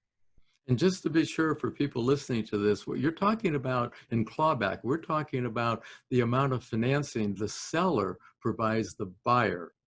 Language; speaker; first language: English; native; English